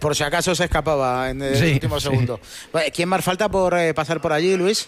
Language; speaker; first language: Spanish; native; Spanish